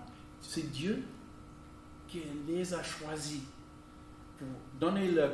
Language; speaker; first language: French; non-native, fluent; English